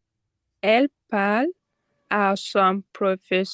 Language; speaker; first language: French; non-native, learner; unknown